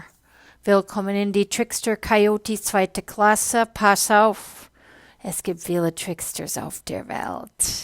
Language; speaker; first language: German; non-native, fluent; English